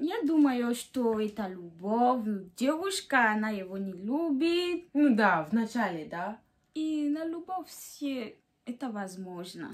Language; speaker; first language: Russian; non-native, learner; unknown